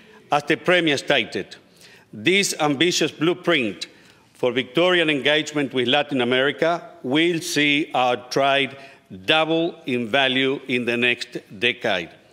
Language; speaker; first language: English; non-native, fluent; Spanish